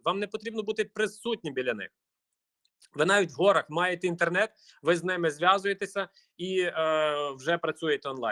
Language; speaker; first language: Ukrainian; native; Ukrainian